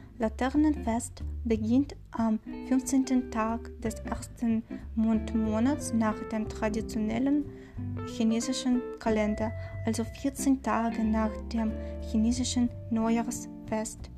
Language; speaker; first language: German; non-native, learner; Chinese